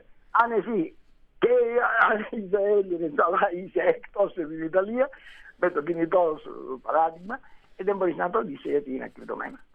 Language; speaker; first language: Greek; non-native, learner; Italian